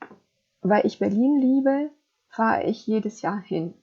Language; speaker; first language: German; non-native, fluent; French